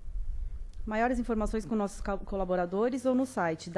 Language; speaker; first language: Portuguese; native; Portuguese